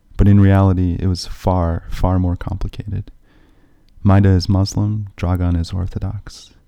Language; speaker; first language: English; native; English